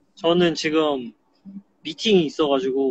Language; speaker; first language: Korean; native; Korean